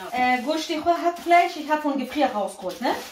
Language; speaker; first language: German; non-native, learner; Kurdish